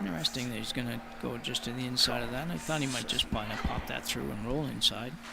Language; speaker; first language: English; native; English